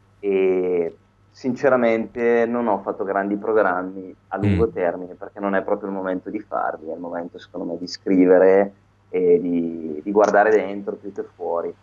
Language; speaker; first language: Italian; native; Italian